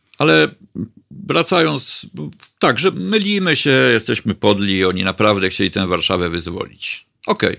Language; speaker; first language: Polish; native; Polish